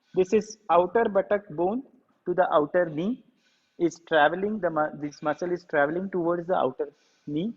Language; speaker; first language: English; non-native, local second language; Marathi